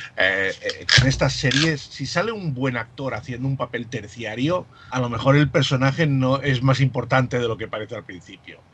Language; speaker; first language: Spanish; native; Spanish